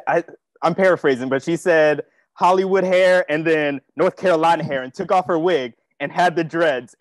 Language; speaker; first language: English; native; English